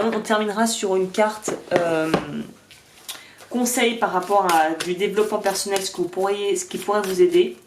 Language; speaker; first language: French; native; French